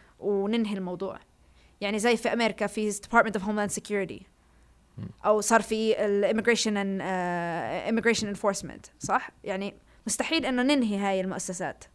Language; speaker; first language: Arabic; early bilingual, heritage; Arabic